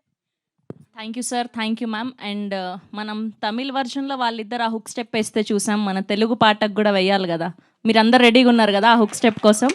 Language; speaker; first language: Telugu; native; Telugu